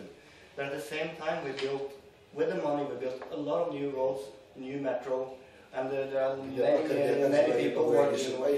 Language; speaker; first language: English; non-native, fluent; Norwegian